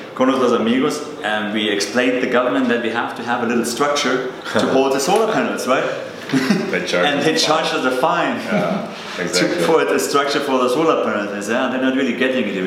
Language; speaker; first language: English; non-native, fluent; German